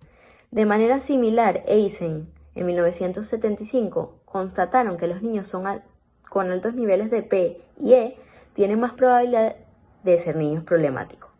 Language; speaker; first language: Spanish; native; Spanish